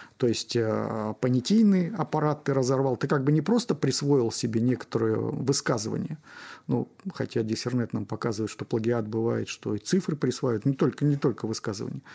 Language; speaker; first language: Russian; native; Russian